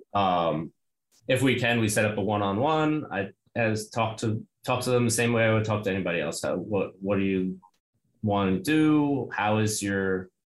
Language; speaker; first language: English; native; English